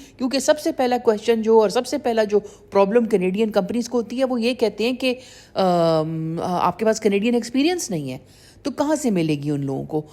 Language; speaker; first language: Urdu; native; Urdu